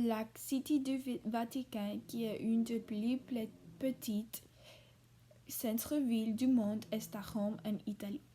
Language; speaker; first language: French; non-native, learner; English